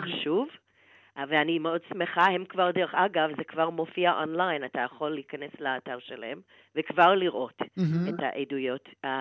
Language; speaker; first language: Hebrew; non-native, fluent; English